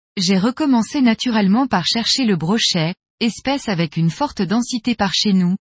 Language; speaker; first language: French; native; French